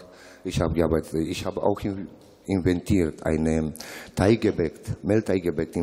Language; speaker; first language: German; non-native, learner; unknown